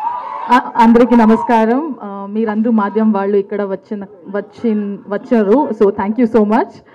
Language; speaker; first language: Telugu; non-native, learner; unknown